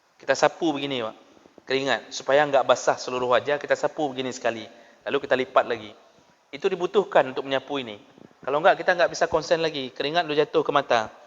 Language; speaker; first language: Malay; non-native, local second language; Achinese